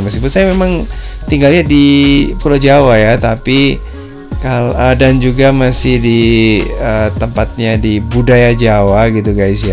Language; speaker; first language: Indonesian; native; Indonesian